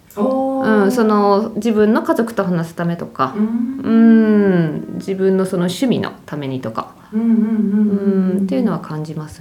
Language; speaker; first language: Japanese; native; Japanese